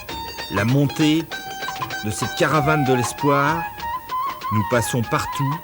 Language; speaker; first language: French; native; French